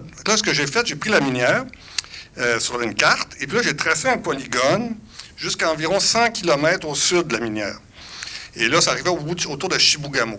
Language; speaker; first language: French; native; French